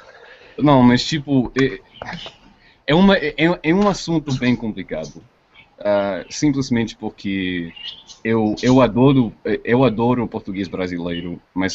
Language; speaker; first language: Portuguese; non-native, fluent; English